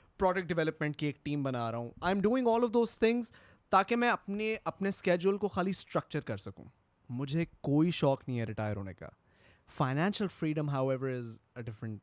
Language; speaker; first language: Hindi; native; Hindi